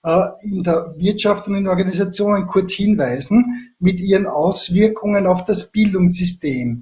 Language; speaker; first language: German; native; German